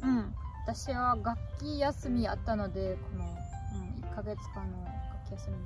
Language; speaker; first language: Japanese; non-native, learner; German